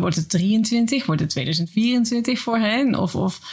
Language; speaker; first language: Dutch; native; Dutch